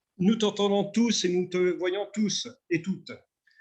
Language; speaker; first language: French; native; French